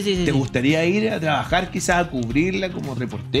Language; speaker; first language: Spanish; native; Spanish